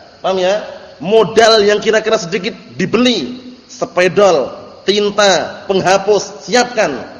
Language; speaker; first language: Indonesian; native; Indonesian